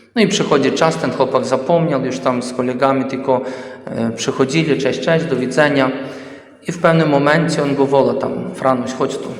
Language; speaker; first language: Polish; early bilingual, heritage; Polish